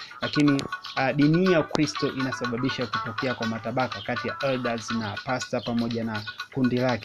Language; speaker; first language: Swahili; native; Swahili